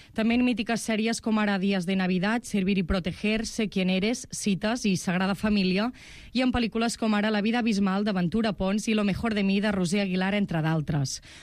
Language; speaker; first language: Catalan; native; Catalan